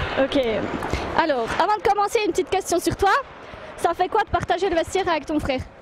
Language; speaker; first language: French; native; French